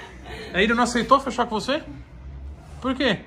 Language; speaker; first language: Portuguese; native; Portuguese